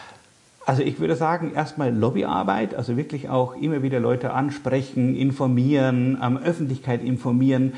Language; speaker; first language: German; native; German